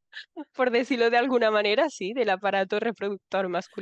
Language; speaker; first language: Spanish; native; Spanish